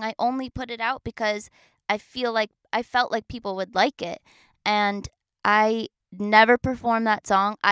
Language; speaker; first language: English; native; English